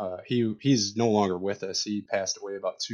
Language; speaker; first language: English; native; English